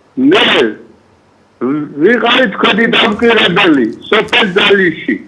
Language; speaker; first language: Georgian; native; Georgian